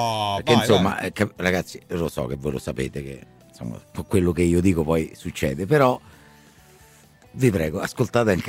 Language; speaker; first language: Italian; native; Italian